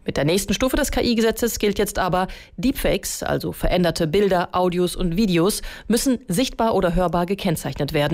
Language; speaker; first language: German; native; German